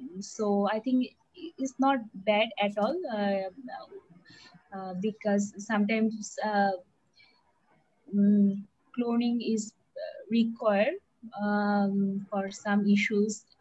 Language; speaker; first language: English; non-native, learner; Bangla